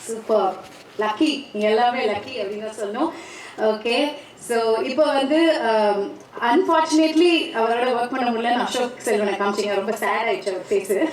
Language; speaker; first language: Tamil; native; Tamil